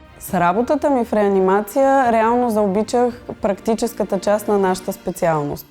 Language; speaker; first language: Bulgarian; native; Bulgarian